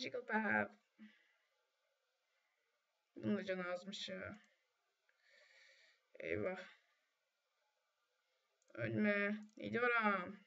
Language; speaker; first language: Turkish; native; Turkish